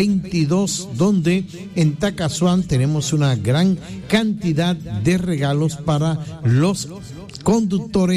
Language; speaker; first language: Spanish; native; Spanish